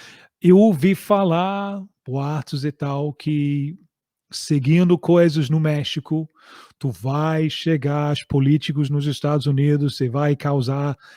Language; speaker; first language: Portuguese; non-native, fluent; English